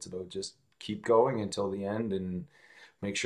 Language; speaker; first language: English; native; English